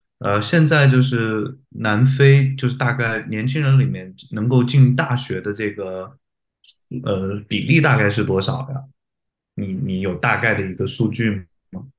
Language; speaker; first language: Chinese; native; Chinese